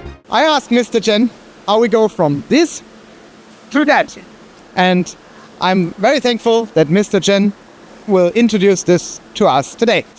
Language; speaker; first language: English; non-native, fluent; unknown